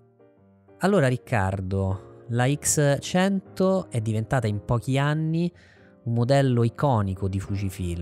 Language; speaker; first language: Italian; native; Italian